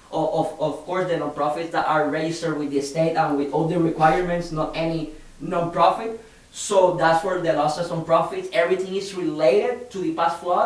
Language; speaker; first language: English; non-native, fluent; Spanish